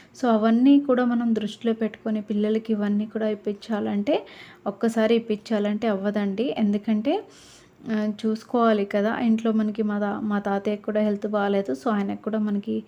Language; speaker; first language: Telugu; native; Telugu